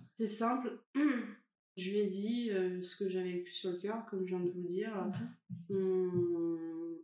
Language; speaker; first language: French; native; French